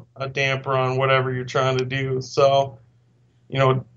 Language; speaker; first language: English; native; English